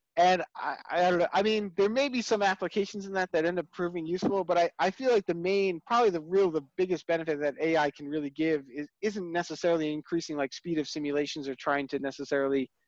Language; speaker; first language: English; native; English